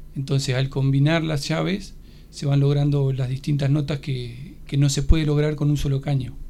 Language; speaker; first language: Spanish; native; Spanish